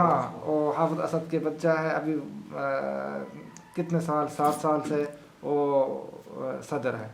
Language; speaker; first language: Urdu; non-native, learner; Arabic